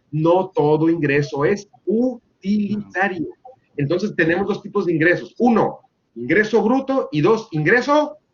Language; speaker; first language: Spanish; native; Spanish